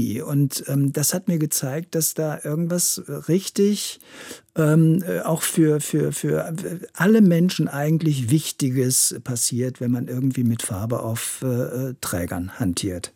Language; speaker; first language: German; native; German